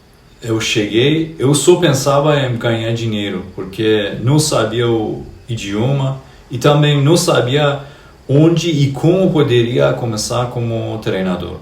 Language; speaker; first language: Portuguese; non-native, fluent; Persian